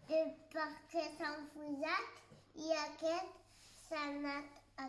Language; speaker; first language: Catalan; non-native, local second language; French